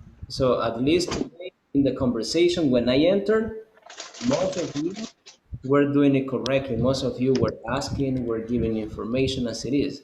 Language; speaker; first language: English; non-native, fluent; Spanish